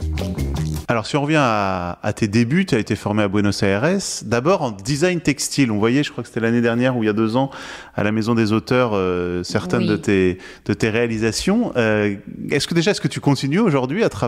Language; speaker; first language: French; native; French